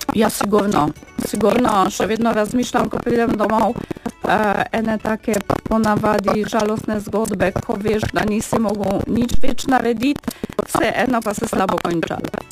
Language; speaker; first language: Slovenian; non-native, fluent; Polish